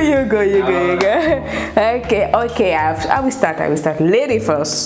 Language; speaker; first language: English; non-native, local second language; French